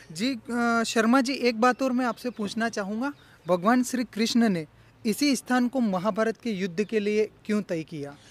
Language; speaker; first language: Hindi; native; Hindi